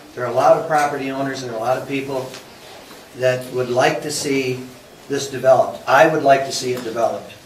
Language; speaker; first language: English; native; English